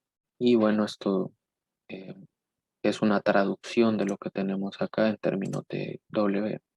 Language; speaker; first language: Spanish; native; Spanish